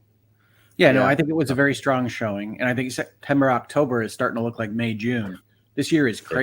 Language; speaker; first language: English; native; English